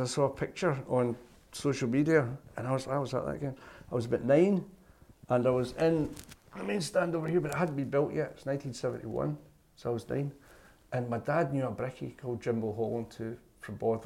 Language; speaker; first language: English; native; English